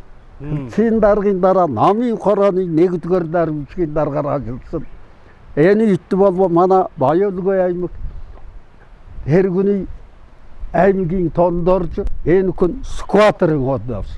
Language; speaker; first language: Mongolian; non-native, local second language; Kazakh